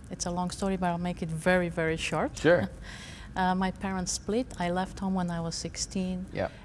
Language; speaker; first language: English; non-native, fluent; Romanian